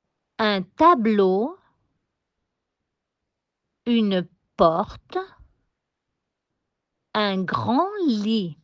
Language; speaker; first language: French; non-native, fluent; Spanish